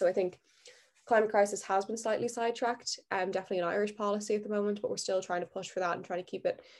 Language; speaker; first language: English; native; English